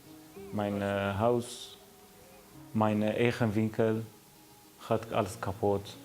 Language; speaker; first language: Dutch; non-native, learner; Arabic